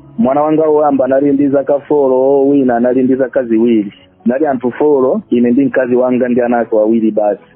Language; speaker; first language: Nyanja; non-native, fluent; Swahili